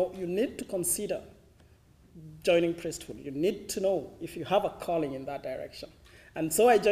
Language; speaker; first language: English; non-native, local second language; Kikuyu